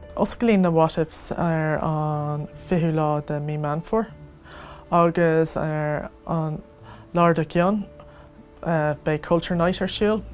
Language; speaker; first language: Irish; non-native, local second language; English